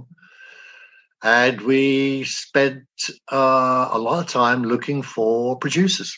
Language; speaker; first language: English; native; English